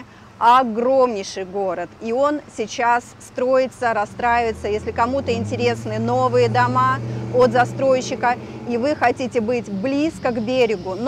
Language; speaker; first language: Russian; native; Russian